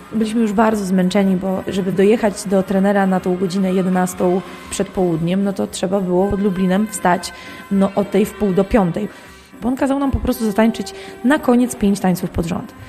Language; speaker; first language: Polish; native; Polish